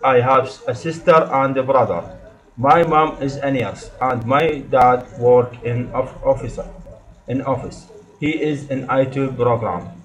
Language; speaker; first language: English; non-native, learner; Arabic